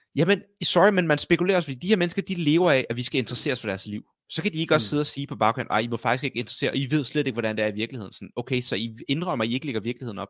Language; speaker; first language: Danish; native; Danish